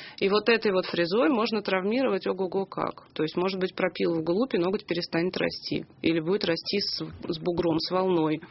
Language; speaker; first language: Russian; native; Russian